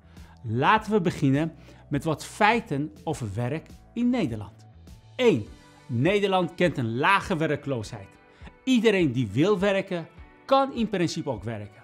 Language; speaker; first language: Dutch; non-native, fluent; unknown